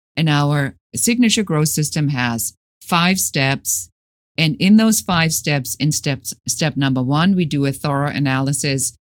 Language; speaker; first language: English; non-native, fluent; German